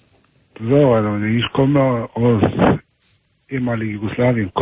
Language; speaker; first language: German; early bilingual, other home language; Albanian